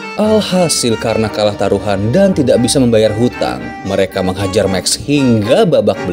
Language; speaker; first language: Indonesian; native; Indonesian